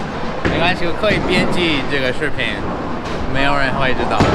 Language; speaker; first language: Chinese; non-native, learner; English